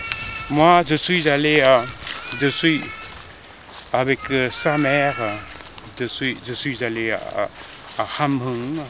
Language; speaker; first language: French; non-native, fluent; Korean